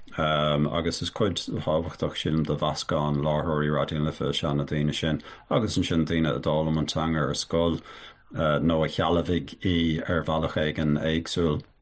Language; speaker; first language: Irish; native; Irish